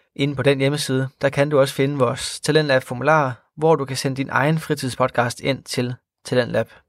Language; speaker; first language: Danish; native; Danish